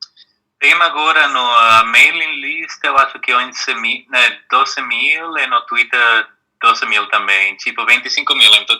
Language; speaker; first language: Portuguese; non-native, fluent; Spanish